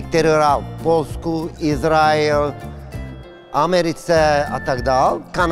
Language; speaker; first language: Czech; non-native, learner; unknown